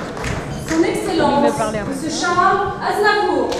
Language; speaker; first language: French; native; French